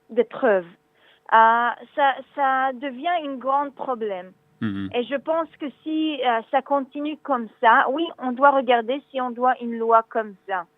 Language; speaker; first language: French; non-native, learner; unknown